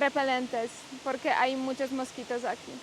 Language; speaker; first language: Spanish; non-native, learner; Polish